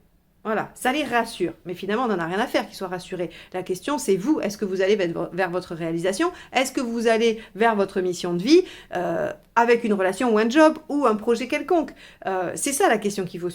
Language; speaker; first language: French; native; French